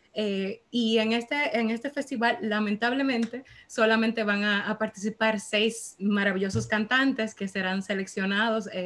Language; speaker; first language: Spanish; native; Spanish